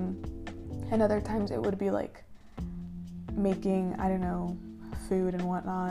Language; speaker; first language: English; native; English